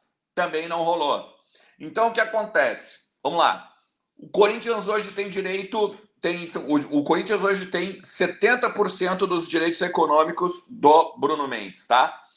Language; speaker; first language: Portuguese; native; Portuguese